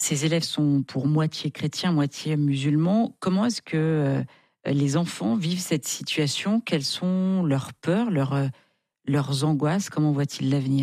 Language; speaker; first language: French; native; French